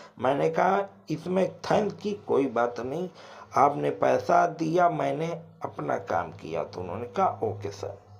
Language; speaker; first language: Hindi; native; Hindi